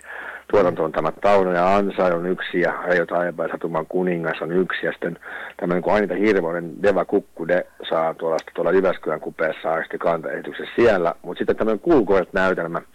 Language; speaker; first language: Finnish; native; Finnish